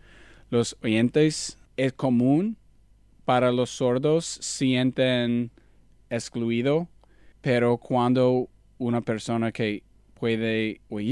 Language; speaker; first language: Spanish; non-native, learner; English